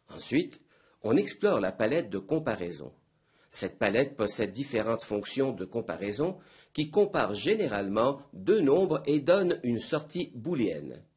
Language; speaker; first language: French; native; French